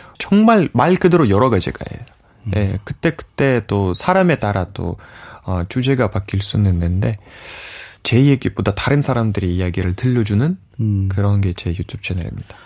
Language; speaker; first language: Korean; non-native, fluent; Russian